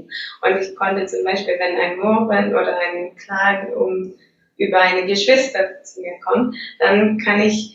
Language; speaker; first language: German; non-native, fluent; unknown